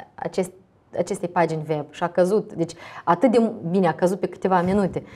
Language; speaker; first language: Romanian; native; Romanian